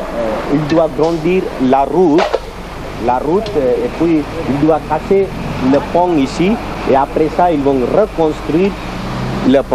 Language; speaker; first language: French; non-native, fluent; Sinhala